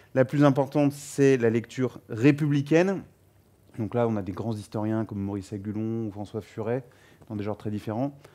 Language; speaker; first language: French; native; French